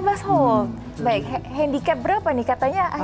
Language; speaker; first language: Indonesian; native; Indonesian